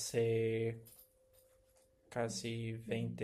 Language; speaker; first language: Spanish; non-native, learner; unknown